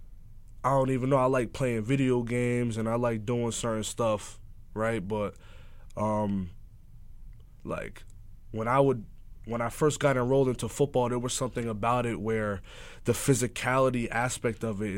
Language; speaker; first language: English; native; English